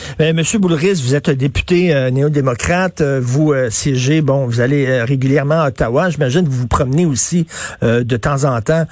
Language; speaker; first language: French; native; French